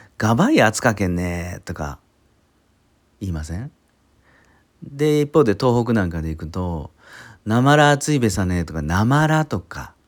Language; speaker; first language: Japanese; native; Japanese